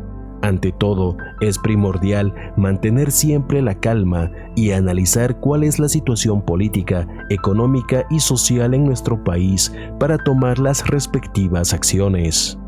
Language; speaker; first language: Spanish; native; Spanish